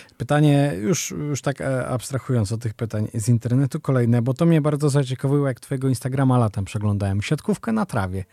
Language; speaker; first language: Polish; native; Polish